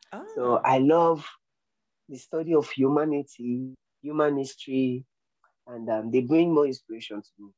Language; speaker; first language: English; non-native, local second language; Yoruba